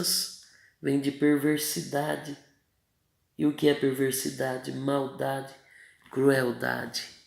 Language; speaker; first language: Portuguese; native; Portuguese